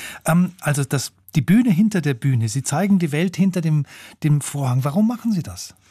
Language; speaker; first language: German; native; German